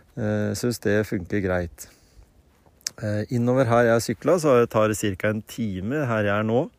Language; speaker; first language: Norwegian; native; Norwegian